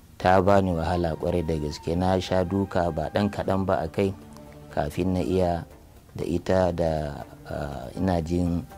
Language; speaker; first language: Hausa; native; Hausa